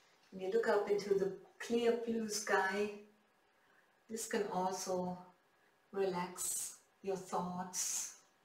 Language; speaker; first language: English; non-native, fluent; German